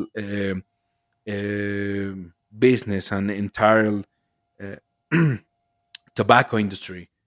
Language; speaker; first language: English; non-native, learner; Spanish